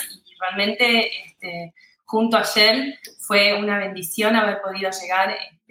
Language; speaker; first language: English; non-native, fluent; Spanish